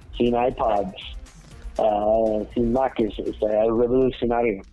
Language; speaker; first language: Spanish; non-native, learner; English